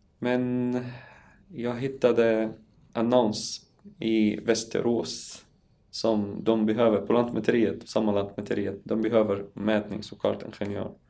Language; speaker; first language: Swedish; non-native, learner; Arabic